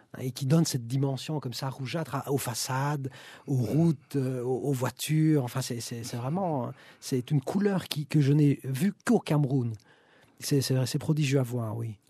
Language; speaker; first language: French; early bilingual, other home language; Italian